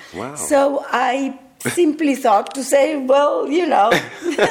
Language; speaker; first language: English; early bilingual, other home language; Bulgarian